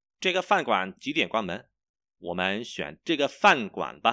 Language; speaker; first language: Chinese; non-native, fluent; Vietnamese